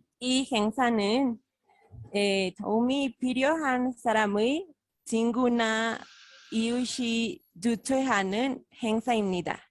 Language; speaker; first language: Korean; non-native, fluent; Spanish